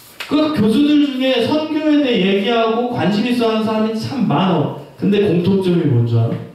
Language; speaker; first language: Korean; native; Korean